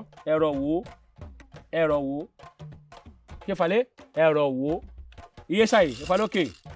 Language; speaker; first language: Portuguese; non-native, learner; Yoruba